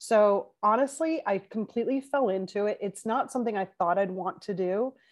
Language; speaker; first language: English; non-native, fluent; Spanish